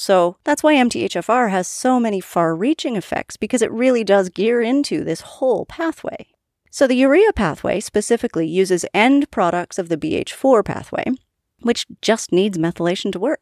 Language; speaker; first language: English; native; English